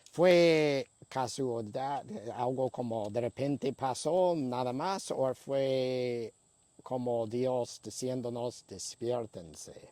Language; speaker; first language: Spanish; non-native, fluent; English